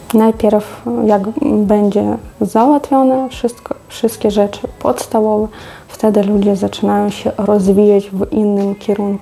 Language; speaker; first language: Polish; non-native, fluent; Russian